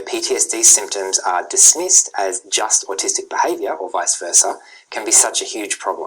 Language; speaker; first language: English; native; English